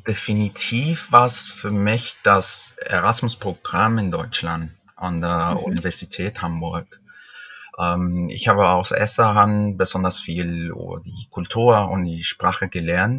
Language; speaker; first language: German; non-native, fluent; Spanish